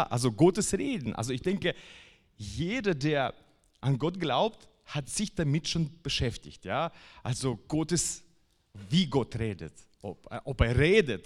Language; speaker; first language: German; non-native, fluent; Russian